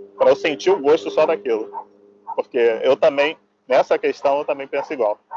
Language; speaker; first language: Portuguese; native; Portuguese